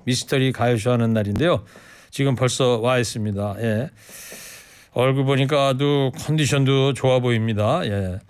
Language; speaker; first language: Korean; native; Korean